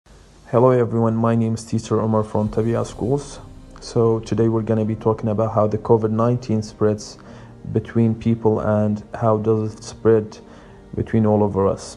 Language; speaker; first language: English; non-native, fluent; Arabic